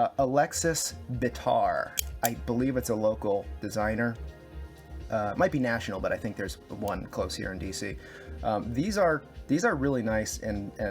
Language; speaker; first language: English; native; English